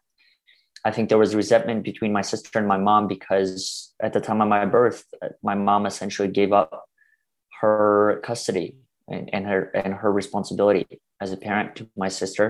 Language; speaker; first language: English; early bilingual, other home language; Russian